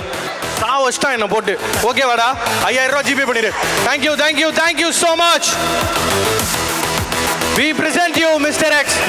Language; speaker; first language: Tamil; native; Tamil